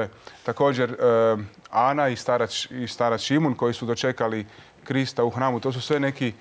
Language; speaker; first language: Croatian; native; Croatian